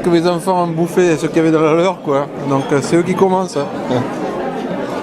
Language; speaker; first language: French; native; French